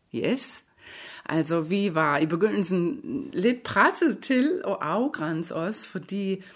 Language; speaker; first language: Danish; non-native, fluent; German